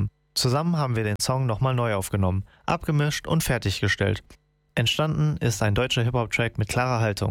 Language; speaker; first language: German; native; German